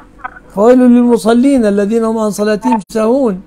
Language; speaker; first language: Arabic; native; Arabic